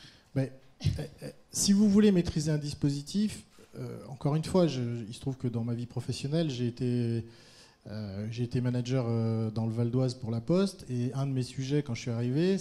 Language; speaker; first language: French; native; French